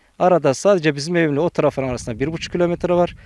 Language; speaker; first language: Turkish; native; Turkish